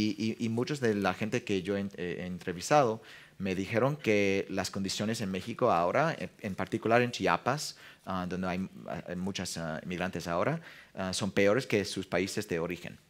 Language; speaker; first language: Spanish; non-native, fluent; English